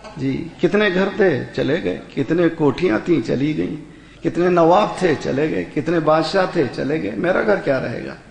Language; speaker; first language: Urdu; native; Urdu